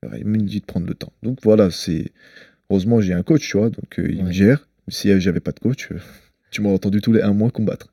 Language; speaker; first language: French; early bilingual, other home language; Chechen